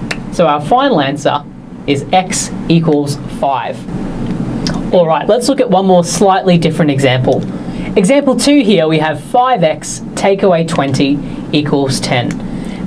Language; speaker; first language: English; native; English